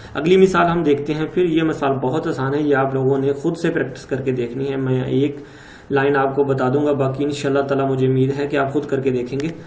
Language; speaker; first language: Urdu; native; Urdu